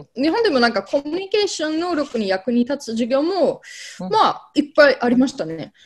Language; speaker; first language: Japanese; non-native, fluent; German